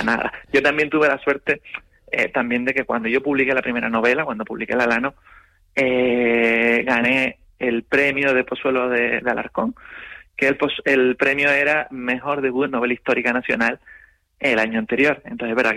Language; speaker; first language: Spanish; native; Spanish